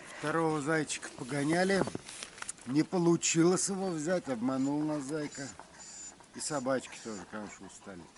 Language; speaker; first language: Russian; native; Russian